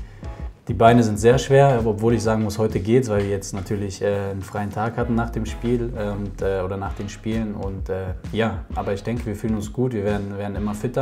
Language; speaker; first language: German; native; German